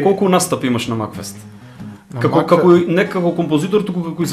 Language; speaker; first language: Macedonian; native; Macedonian